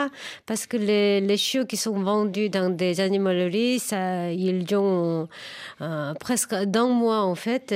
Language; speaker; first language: French; non-native, fluent; Korean